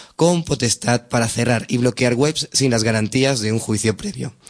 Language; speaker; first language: Spanish; non-native, local second language; Catalan